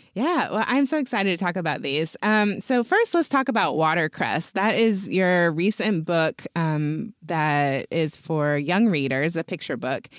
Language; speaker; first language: English; native; English